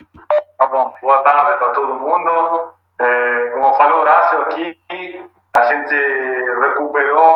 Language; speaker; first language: Portuguese; non-native, learner; Spanish